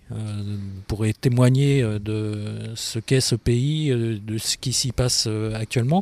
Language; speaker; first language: French; native; French